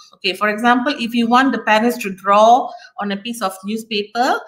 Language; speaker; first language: English; non-native, local second language; Tamil